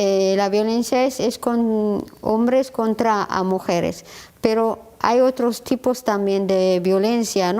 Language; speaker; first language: Spanish; non-native, learner; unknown